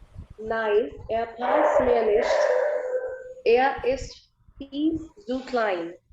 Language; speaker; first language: German; non-native, learner; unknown